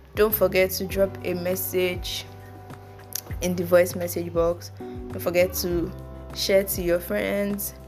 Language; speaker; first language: English; non-native, local second language; Yoruba